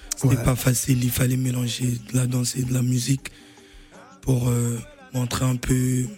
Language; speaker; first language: French; non-native, local second language; Lingala